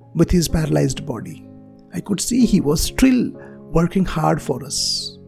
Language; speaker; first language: English; non-native, local second language; Marathi